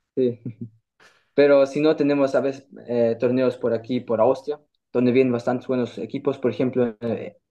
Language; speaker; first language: Spanish; early bilingual, heritage; German